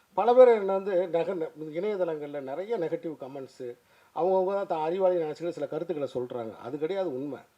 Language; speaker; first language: Tamil; native; Tamil